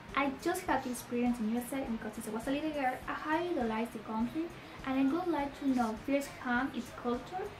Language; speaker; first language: English; non-native, learner; Spanish